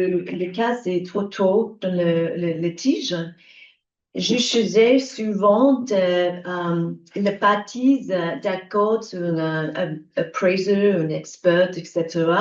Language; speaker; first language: French; non-native, learner; English